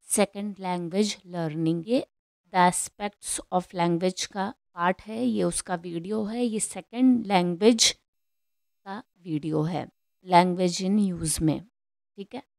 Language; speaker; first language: Hindi; native; Hindi